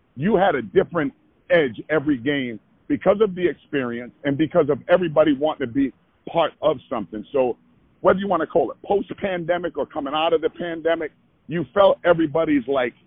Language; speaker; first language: English; native; English